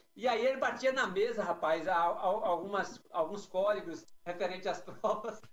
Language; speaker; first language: Portuguese; native; Portuguese